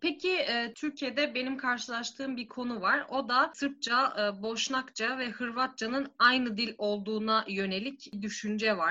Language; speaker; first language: Turkish; native; Turkish